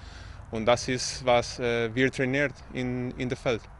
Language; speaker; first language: German; non-native, learner; Spanish